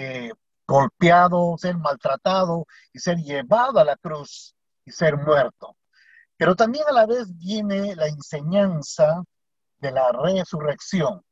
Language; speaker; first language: Spanish; native; Spanish